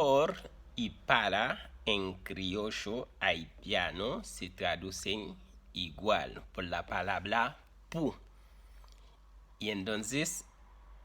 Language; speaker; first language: Spanish; non-native, fluent; Haitian Creole